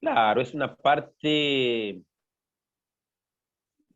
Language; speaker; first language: Spanish; native; Spanish